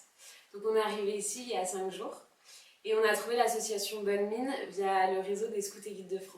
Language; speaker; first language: French; native; French